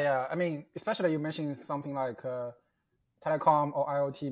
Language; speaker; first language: English; non-native, fluent; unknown